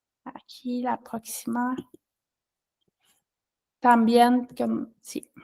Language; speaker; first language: Spanish; non-native, learner; French